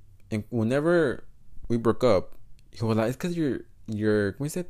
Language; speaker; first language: English; non-native, fluent; Spanish